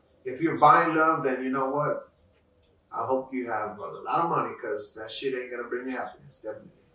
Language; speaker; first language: English; early bilingual, other home language; Spanish